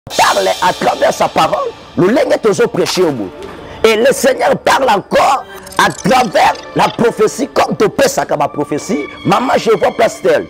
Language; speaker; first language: French; non-native, local second language; Lingala